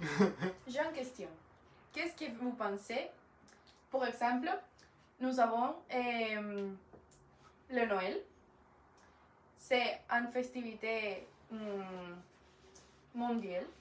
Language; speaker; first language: French; non-native, learner; Spanish